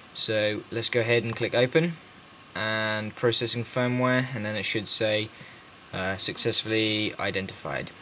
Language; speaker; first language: English; native; English